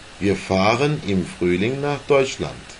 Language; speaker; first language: German; non-native, fluent; Turkish